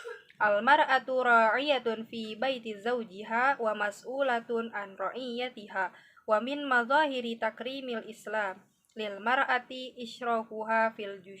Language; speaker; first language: Arabic; non-native, learner; Indonesian